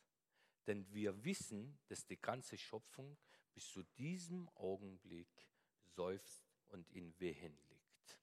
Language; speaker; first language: German; non-native, fluent; Persian